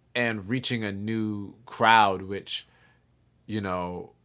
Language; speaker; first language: English; native; English